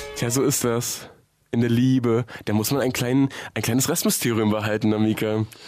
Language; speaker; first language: German; native; German